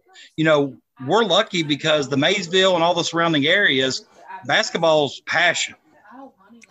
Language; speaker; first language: English; native; English